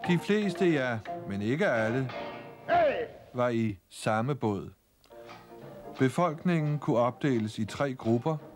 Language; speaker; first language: Danish; native; Danish